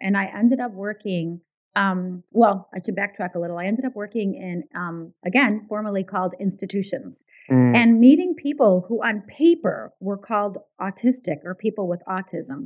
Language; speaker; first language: English; early bilingual, other home language; Ukrainian